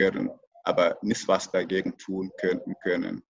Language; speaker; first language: German; non-native, fluent; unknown